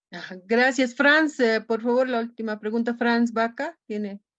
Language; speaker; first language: Spanish; native; Spanish